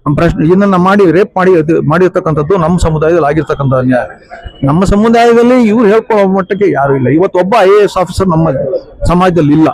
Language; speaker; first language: Kannada; non-native, local second language; Lambadi